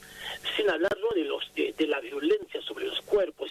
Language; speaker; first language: Spanish; non-native, fluent; Haitian Creole